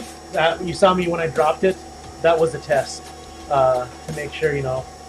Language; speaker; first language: English; native; English